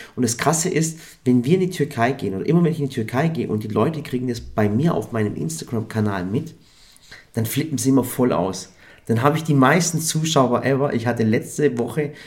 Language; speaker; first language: German; native; German